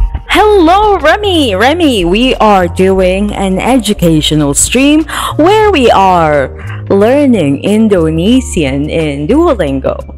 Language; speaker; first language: English; non-native, local second language; Filipino